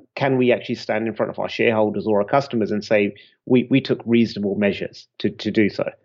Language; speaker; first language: English; native; English